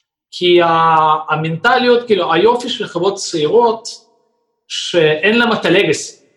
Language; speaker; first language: Hebrew; non-native, fluent; Russian